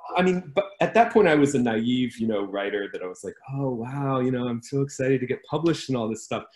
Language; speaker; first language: English; native; English